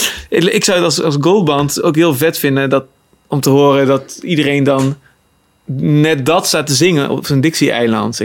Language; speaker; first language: Dutch; native; Dutch